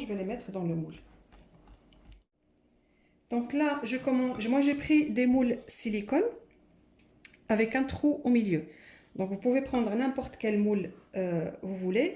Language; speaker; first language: French; non-native, local second language; Arabic